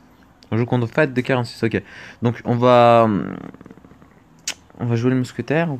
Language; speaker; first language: French; native; French